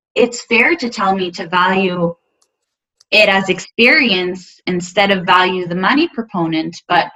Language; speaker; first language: English; native; English